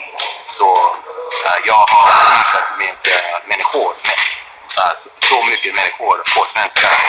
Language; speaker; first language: Swedish; non-native, learner; English